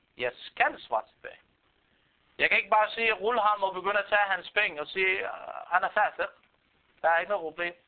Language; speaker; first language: Danish; non-native, fluent; Arabic